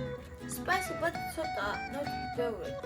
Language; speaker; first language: English; non-native, learner; Georgian